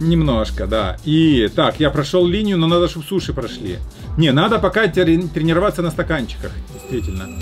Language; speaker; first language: Russian; native; Russian